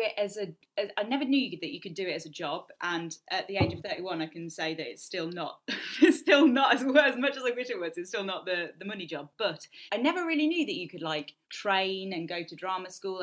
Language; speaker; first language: English; native; English